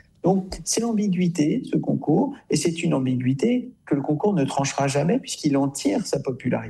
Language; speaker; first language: French; native; French